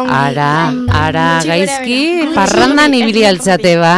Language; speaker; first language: Basque; native; Basque